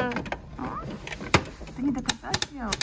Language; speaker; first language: Russian; native; Russian